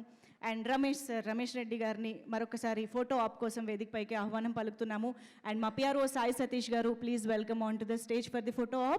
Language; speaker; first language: Telugu; native; Telugu